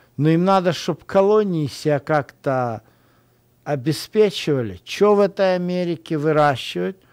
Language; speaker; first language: Russian; native; Russian